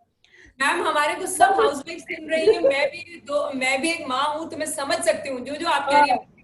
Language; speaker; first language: Hindi; native; Hindi